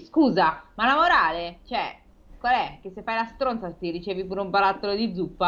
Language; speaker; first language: Italian; native; Italian